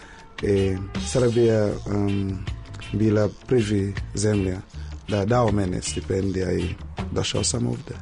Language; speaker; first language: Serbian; non-native, learner; English